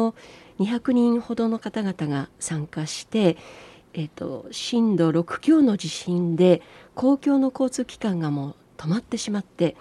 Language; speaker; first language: Japanese; native; Japanese